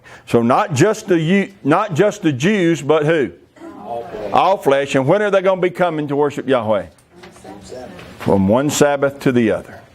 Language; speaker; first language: English; native; English